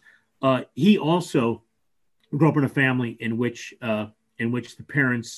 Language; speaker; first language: English; native; English